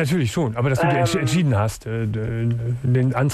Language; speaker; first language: German; native; German